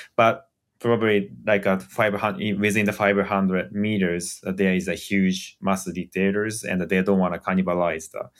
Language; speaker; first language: English; non-native, fluent; Japanese